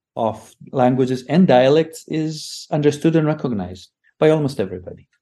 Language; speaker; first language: English; non-native, fluent; Greek